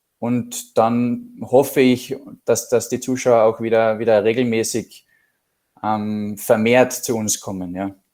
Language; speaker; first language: German; native; German